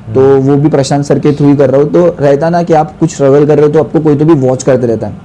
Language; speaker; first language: Hindi; non-native, local second language; Marathi